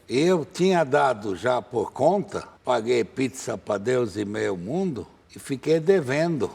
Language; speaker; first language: Portuguese; non-native, fluent; Arabic